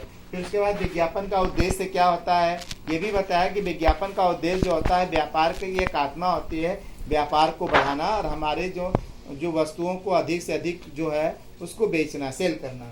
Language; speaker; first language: Hindi; native; Hindi